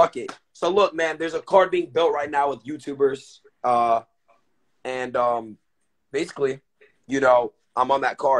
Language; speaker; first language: English; native; English